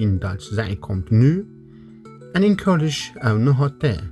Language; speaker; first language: Dutch; non-native, learner; Kurdish